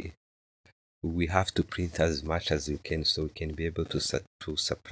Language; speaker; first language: English; non-native, local second language; Kinyarwanda